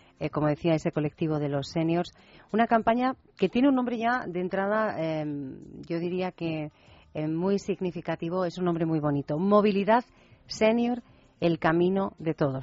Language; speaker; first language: Spanish; native; Spanish